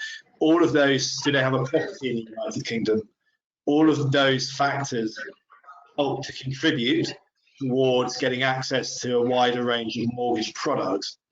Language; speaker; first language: English; native; English